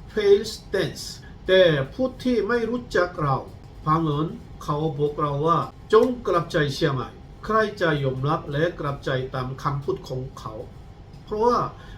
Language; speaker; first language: Thai; non-native, fluent; Korean